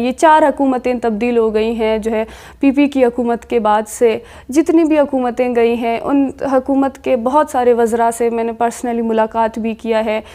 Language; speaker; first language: Urdu; non-native, local second language; Baluchi